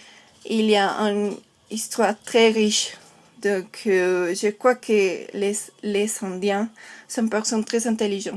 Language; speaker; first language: French; non-native, learner; Spanish